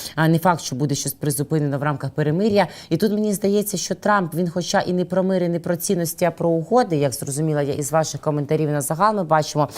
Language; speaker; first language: Ukrainian; native; Ukrainian